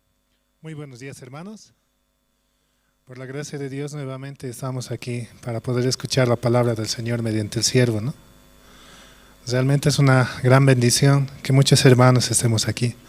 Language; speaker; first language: Spanish; native; Spanish